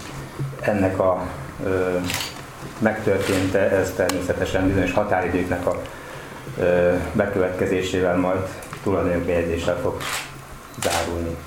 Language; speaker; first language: Hungarian; native; Hungarian